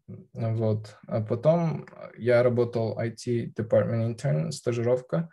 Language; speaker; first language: Russian; non-native, local second language; Kazakh